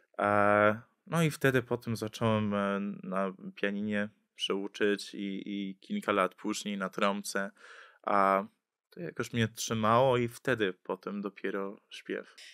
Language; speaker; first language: Polish; early bilingual, heritage; English